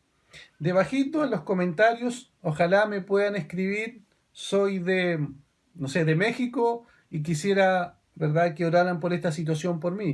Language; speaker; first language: Spanish; native; Spanish